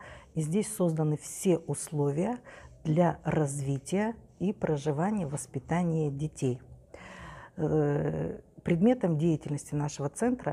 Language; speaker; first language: Russian; native; Russian